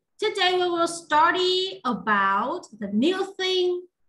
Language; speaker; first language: English; non-native, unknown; Vietnamese